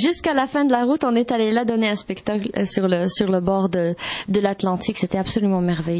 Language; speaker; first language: French; non-native, local second language; Arabic